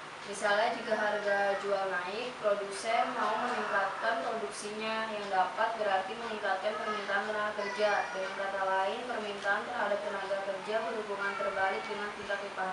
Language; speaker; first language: Indonesian; native; Indonesian